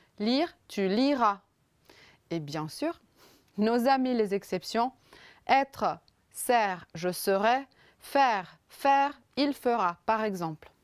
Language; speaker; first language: French; non-native, fluent; Romanian